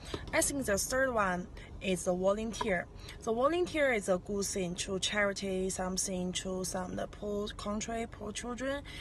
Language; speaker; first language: English; non-native, learner; Chinese